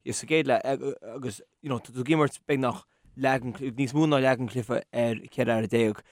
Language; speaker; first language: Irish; non-native, local second language; English